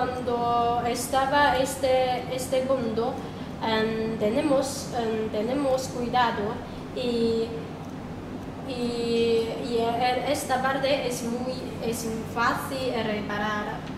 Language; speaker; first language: Spanish; non-native, learner; Chinese